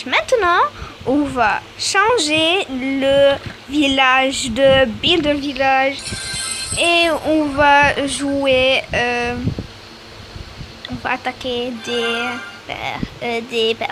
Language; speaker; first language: French; non-native, learner; Arabic